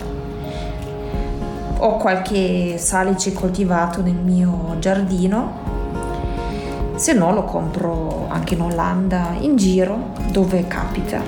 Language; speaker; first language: Italian; non-native, fluent; German